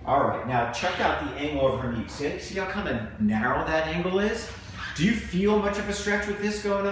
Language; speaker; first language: English; native; English